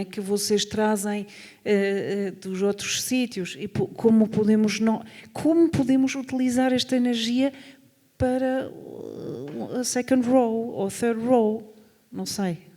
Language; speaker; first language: Portuguese; non-native, fluent; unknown